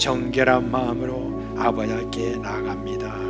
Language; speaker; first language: Korean; native; Korean